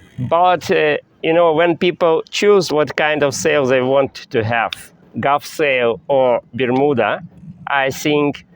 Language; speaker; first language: English; non-native, fluent; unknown